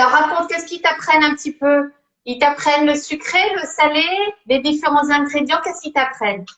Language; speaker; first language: French; native; French